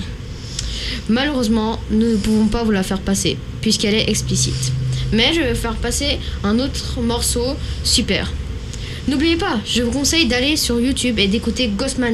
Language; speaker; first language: French; native; French